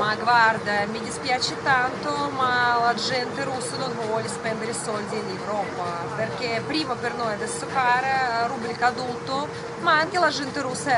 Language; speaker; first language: Italian; non-native, learner; Russian